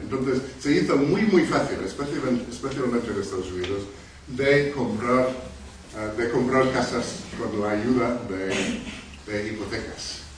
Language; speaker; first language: Spanish; non-native, fluent; English